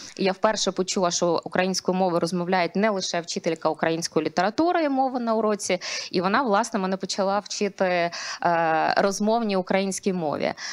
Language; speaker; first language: Ukrainian; non-native, local second language; Russian